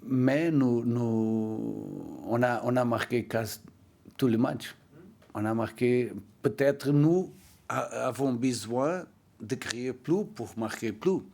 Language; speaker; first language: French; non-native, learner; Portuguese